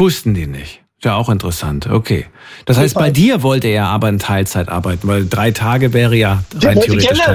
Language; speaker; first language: German; native; German